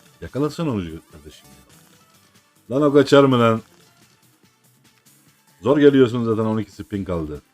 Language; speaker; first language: Turkish; native; Turkish